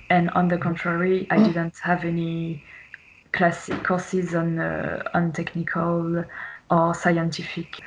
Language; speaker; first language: English; non-native, fluent; French